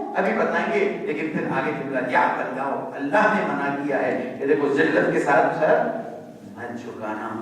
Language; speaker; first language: Urdu; non-native, local second language; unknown